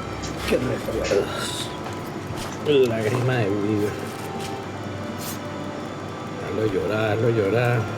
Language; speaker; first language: Spanish; native; Spanish